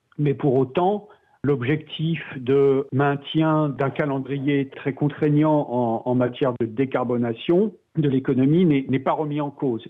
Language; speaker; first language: French; native; French